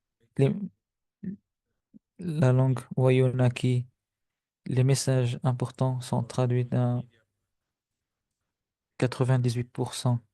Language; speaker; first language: French; non-native, fluent; Spanish